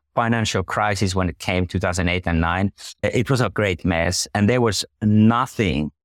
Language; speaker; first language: English; non-native, fluent; Finnish